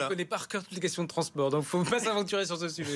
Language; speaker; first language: French; native; French